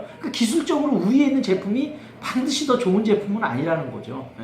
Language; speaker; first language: Korean; native; Korean